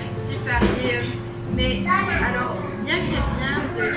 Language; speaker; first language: French; non-native, local second language; Japanese